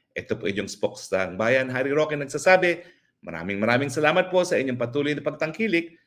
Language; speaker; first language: Filipino; native; Filipino